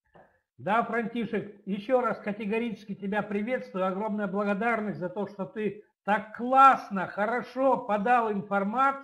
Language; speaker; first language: Russian; native; Russian